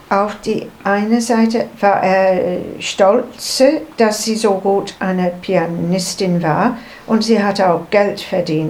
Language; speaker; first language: German; non-native, learner; English